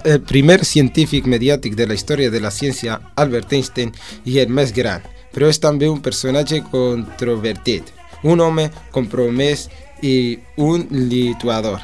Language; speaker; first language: Catalan; non-native, learner; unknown